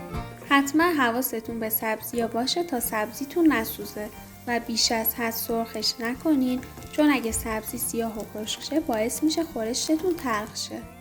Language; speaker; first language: Persian; native; Persian